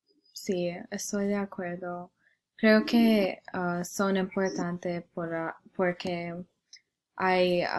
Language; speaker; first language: Spanish; non-native, learner; English